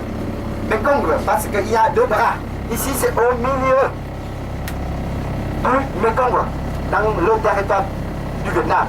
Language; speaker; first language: French; non-native, learner; Vietnamese